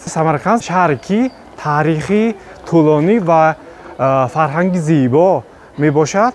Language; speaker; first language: Tajik; non-native, fluent; Chinese